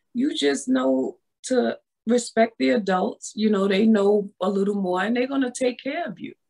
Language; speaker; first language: English; native; English